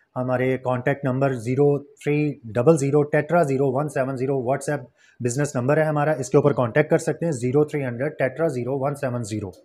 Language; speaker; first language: Urdu; non-native, local second language; Punjabi